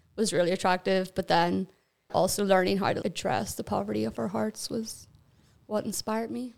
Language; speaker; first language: English; native; English